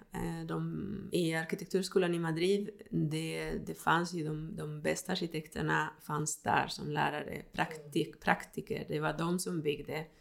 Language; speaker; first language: Swedish; non-native, fluent; Spanish